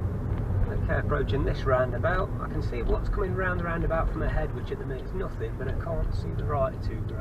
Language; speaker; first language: English; native; English